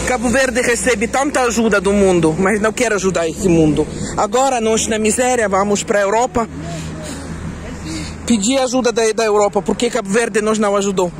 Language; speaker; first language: Portuguese; non-native, fluent; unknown